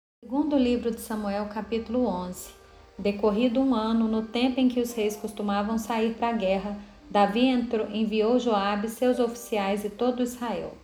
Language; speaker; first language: Portuguese; native; Portuguese